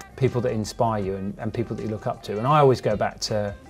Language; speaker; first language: English; native; English